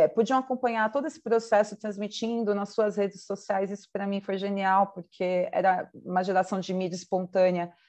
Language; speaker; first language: Portuguese; native; Portuguese